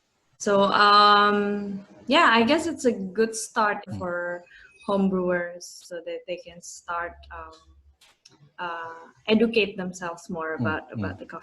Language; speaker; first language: English; non-native, fluent; Indonesian